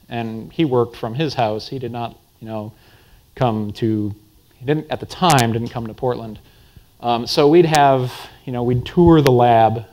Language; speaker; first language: English; native; English